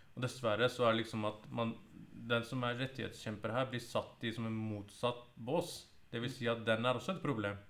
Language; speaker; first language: Norwegian; early bilingual, other home language; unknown